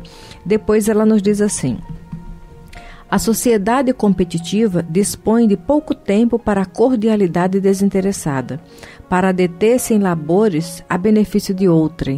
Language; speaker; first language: Portuguese; native; Portuguese